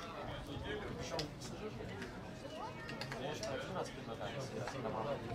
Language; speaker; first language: Russian; native; Russian